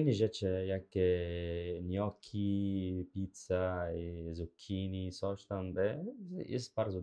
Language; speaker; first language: Polish; non-native, learner; Arabic